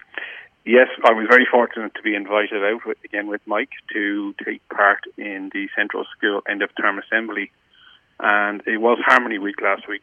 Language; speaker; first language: English; native; English